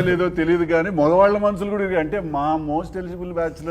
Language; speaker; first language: Telugu; native; Telugu